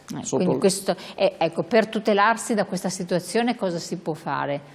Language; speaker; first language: Italian; native; Italian